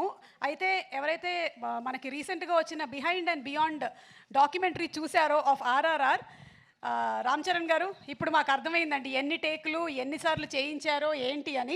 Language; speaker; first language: Telugu; native; Telugu